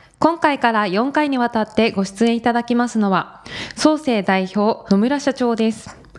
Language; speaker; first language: Japanese; native; Japanese